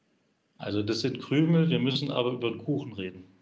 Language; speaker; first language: German; native; German